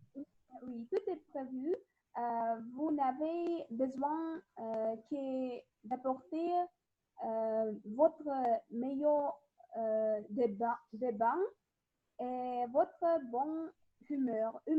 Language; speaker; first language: French; non-native, learner; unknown